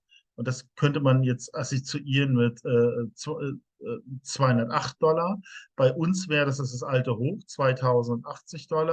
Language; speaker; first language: German; native; German